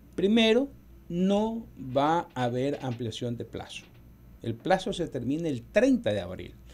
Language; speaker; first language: Spanish; native; Spanish